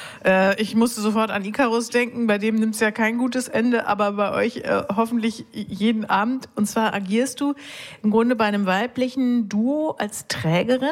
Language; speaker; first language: German; native; German